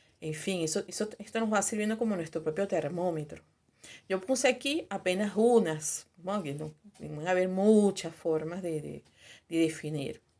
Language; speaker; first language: Spanish; native; Spanish